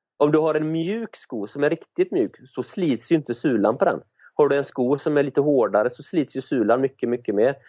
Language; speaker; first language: Swedish; native; Swedish